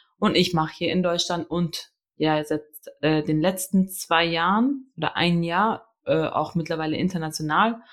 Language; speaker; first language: German; early bilingual, other home language; Albanian